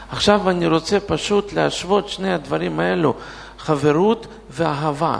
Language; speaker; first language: Hebrew; non-native, fluent; Russian